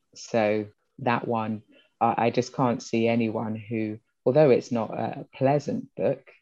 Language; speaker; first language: English; early bilingual, other home language; Yoruba